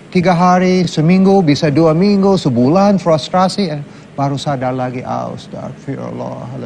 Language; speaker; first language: Indonesian; non-native, learner; English